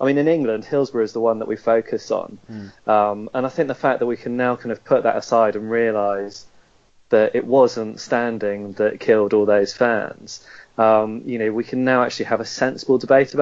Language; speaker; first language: English; native; English